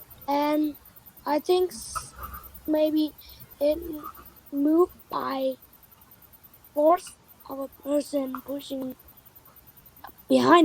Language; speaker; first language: English; non-native, learner; Vietnamese